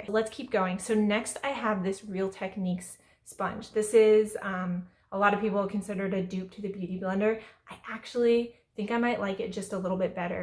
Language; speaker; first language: English; native; English